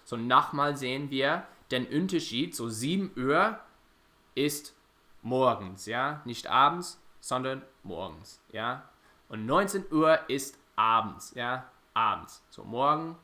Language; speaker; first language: German; non-native, fluent; English